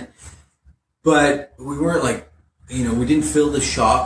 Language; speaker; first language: English; native; English